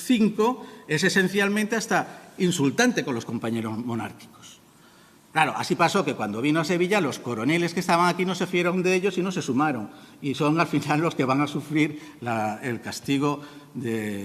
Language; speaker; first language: Spanish; native; Spanish